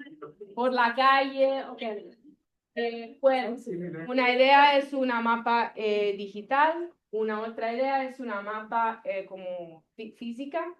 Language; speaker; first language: Spanish; non-native, learner; Italian